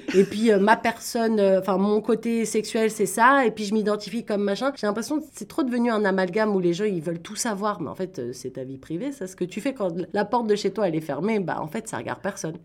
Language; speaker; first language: French; native; French